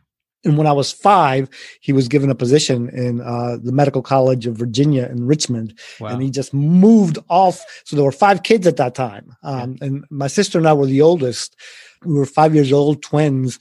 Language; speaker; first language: English; early bilingual, other home language; Spanish